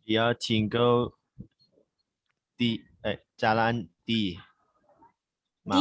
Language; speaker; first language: Indonesian; non-native, learner; Thai